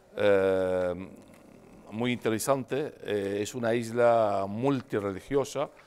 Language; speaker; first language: Spanish; non-native, fluent; Arabic